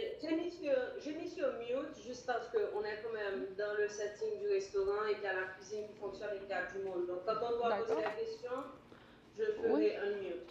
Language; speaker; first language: French; native; French